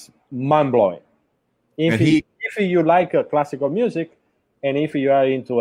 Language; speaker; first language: English; non-native, fluent; Italian